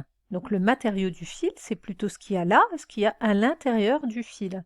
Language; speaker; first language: French; native; French